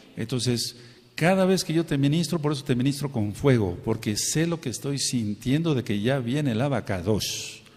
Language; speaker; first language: Spanish; native; Spanish